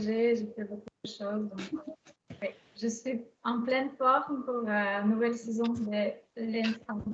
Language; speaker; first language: French; non-native, fluent; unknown